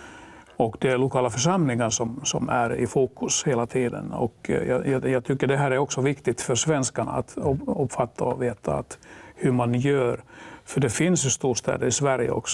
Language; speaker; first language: Swedish; non-native, local second language; Finnish